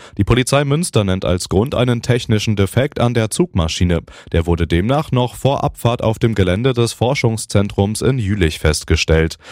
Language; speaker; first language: German; native; German